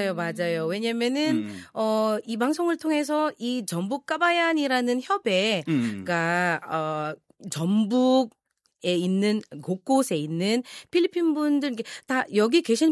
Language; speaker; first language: Korean; non-native, fluent; Filipino